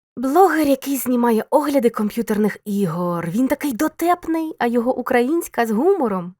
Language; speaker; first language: Ukrainian; native; Ukrainian